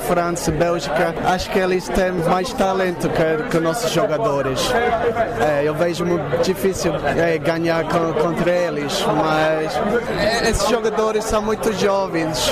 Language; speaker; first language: Portuguese; non-native, fluent; English